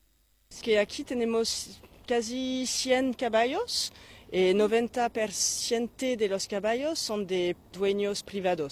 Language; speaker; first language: Spanish; non-native, fluent; French